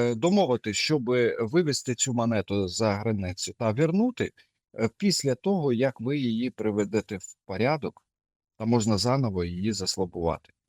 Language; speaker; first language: Ukrainian; native; Ukrainian